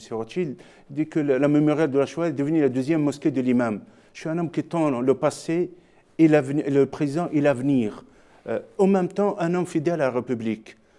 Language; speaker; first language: French; non-native, local second language; Arabic